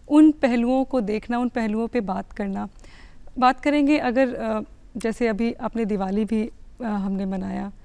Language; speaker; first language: Hindi; native; Hindi